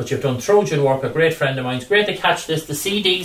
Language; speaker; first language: English; native; English